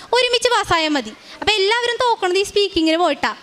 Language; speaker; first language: Malayalam; native; Malayalam